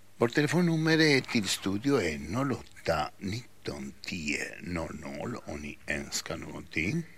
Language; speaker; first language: Swedish; non-native, fluent; Spanish